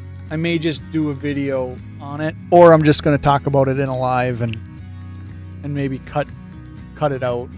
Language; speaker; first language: English; native; English